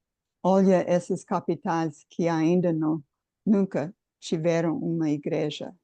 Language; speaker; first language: Portuguese; non-native, fluent; English